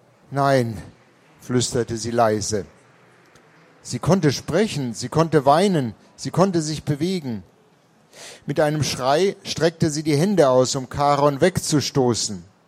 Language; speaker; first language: German; native; German